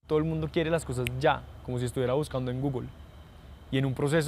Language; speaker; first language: Spanish; native; Spanish